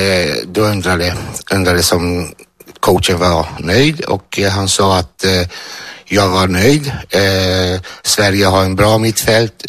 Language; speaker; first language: Swedish; early bilingual, other home language; Greek